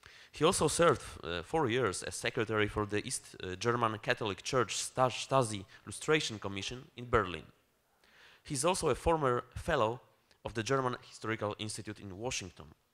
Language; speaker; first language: English; non-native, fluent; Polish